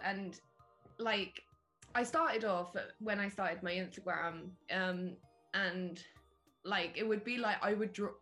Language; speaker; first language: English; native; English